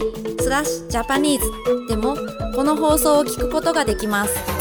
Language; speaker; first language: Japanese; non-native, fluent; Indonesian